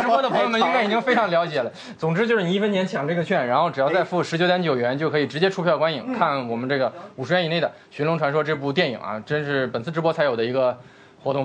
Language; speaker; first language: Chinese; native; Chinese